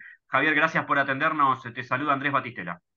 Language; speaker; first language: Spanish; native; Spanish